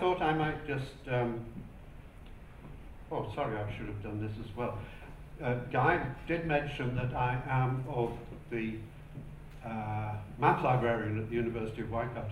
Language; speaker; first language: English; native; English